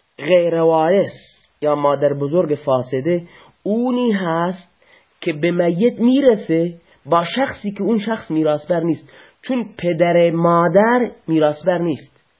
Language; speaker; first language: Persian; non-native, local second language; Baluchi